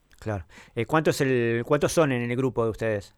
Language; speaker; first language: Spanish; native; Spanish